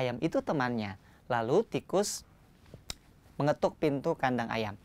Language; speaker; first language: Indonesian; native; Indonesian